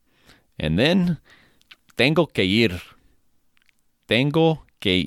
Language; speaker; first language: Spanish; non-native, fluent; English